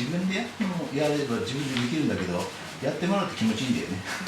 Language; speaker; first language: Japanese; native; Japanese